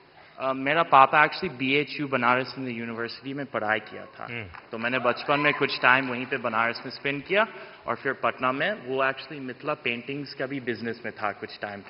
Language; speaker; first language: Hindi; early bilingual, heritage; Hindi